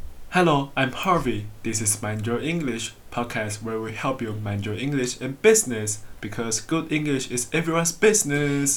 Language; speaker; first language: English; non-native, fluent; Chinese